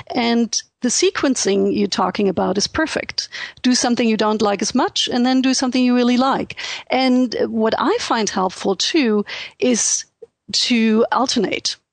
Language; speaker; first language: English; non-native, fluent; German